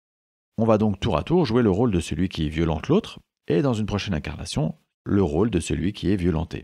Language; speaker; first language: French; native; French